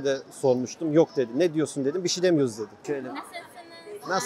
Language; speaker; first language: Turkish; native; Turkish